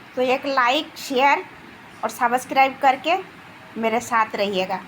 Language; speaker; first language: Hindi; non-native, local second language; Bangla